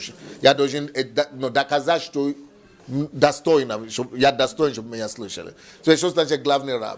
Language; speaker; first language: Russian; non-native, learner; Yoruba